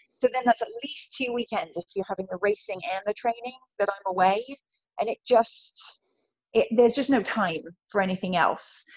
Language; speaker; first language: English; native; English